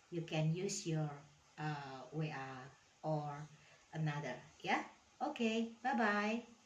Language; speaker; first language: English; non-native, fluent; Indonesian